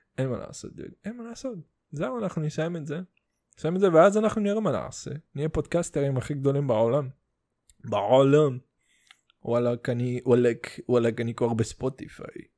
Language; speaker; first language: Hebrew; early bilingual, other home language; Russian